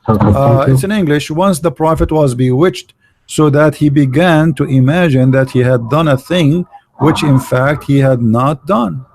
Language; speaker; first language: English; non-native, fluent; Arabic